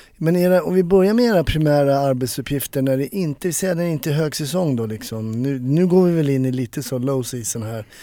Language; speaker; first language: Swedish; native; Swedish